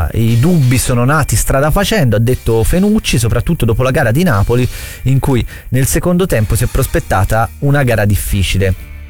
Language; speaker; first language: Italian; native; Italian